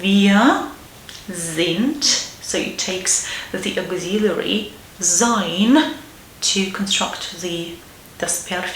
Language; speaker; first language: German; non-native, fluent; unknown